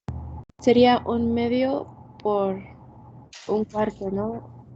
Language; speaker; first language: Spanish; native; Spanish